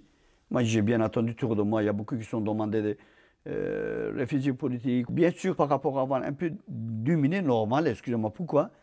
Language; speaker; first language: French; non-native, fluent; Turkish